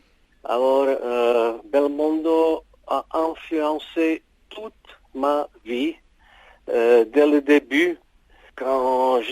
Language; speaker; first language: French; non-native, fluent; Czech